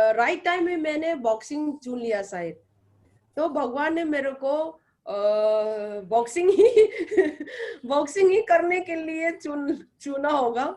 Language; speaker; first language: Hindi; non-native, local second language; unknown